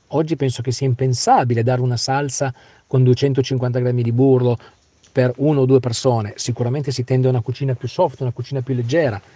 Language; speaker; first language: Italian; native; Italian